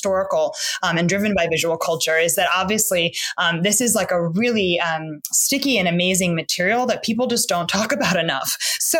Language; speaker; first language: English; native; English